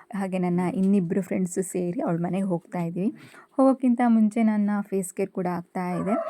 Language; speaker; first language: Kannada; native; Kannada